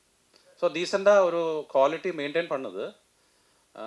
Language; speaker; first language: Tamil; non-native, fluent; Malayalam